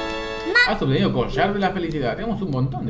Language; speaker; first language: Spanish; native; Spanish